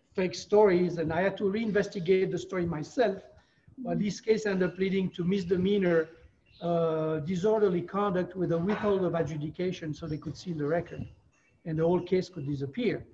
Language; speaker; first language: English; non-native, fluent; French